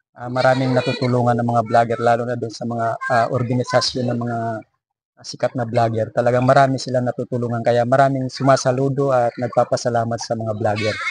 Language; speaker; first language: Filipino; non-native, local second language; Bikol